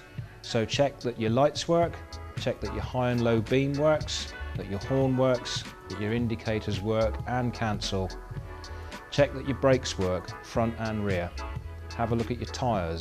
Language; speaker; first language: English; native; English